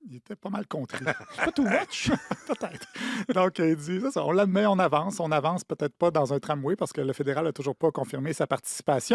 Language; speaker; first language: French; native; French